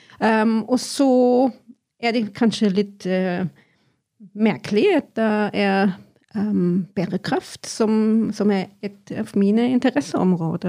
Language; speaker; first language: Norwegian; non-native, fluent; German